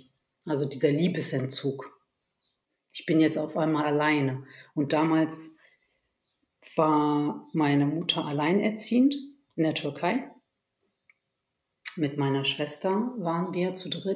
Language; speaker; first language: German; early bilingual, other home language; Turkish